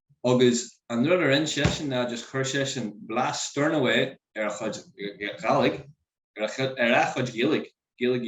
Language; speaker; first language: Irish; non-native, local second language; English